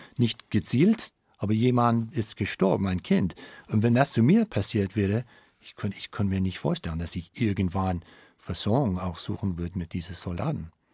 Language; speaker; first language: German; non-native, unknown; English